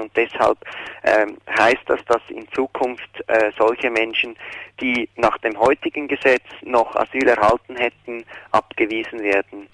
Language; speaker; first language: German; native; German